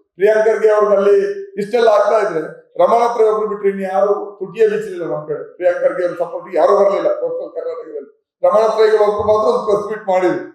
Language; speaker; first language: Kannada; non-native, local second language; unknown